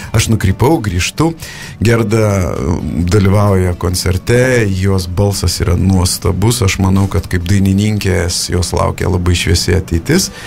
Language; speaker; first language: Lithuanian; native; Lithuanian